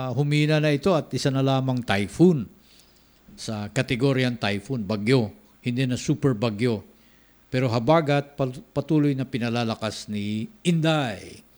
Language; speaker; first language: Filipino; non-native, local second language; Cebuano